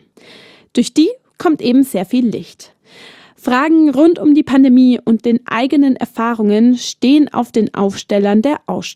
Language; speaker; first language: German; native; German